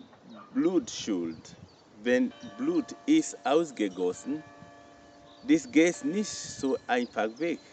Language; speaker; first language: German; non-native, fluent; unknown